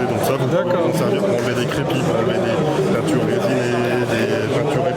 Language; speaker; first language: French; native; French